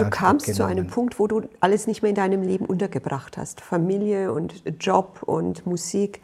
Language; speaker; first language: German; native; German